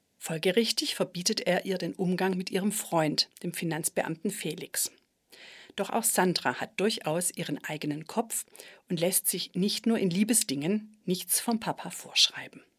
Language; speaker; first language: German; native; German